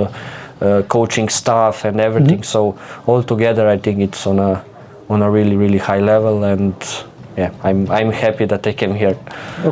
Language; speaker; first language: English; non-native, fluent; Slovenian